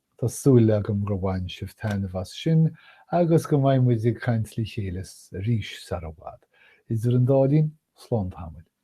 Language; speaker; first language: Irish; non-native, fluent; English